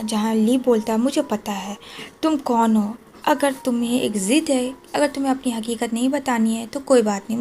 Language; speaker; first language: Hindi; native; Hindi